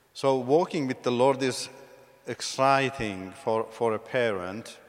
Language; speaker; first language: English; non-native, fluent; Persian